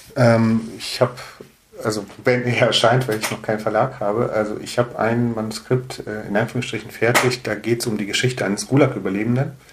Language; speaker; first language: German; early bilingual, other home language; Russian